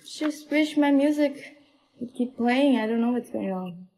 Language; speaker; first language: English; non-native, fluent; Portuguese